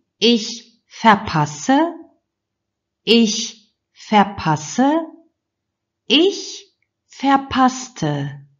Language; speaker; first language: German; non-native, fluent; Turkish